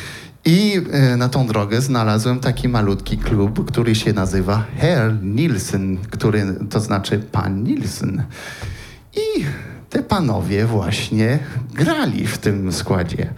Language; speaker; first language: Polish; non-native, learner; French